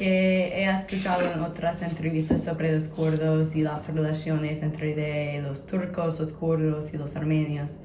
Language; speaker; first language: Spanish; non-native, fluent; English